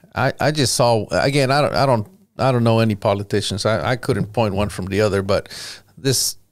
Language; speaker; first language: English; early bilingual, other home language; Spanish